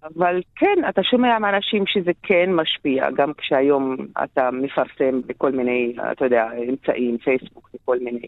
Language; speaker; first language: Hebrew; non-native, local second language; Arabic